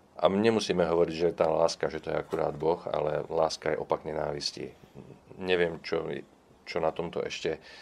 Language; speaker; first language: Slovak; non-native, local second language; Czech